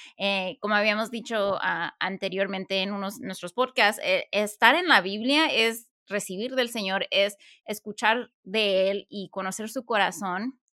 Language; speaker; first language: Spanish; early bilingual, heritage; Spanish